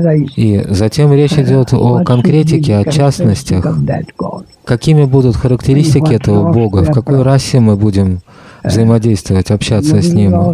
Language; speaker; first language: Russian; native; Russian